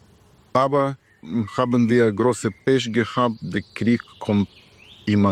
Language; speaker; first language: German; non-native, learner; Russian